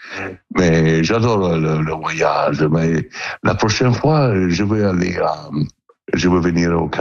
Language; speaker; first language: French; non-native, learner; Italian